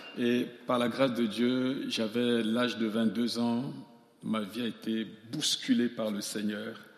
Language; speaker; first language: French; non-native, local second language; Sango